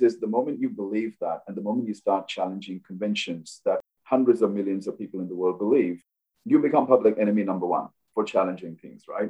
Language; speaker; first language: English; non-native, local second language; Hindi